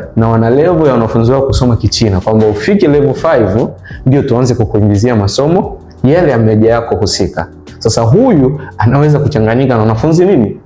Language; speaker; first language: Swahili; native; Swahili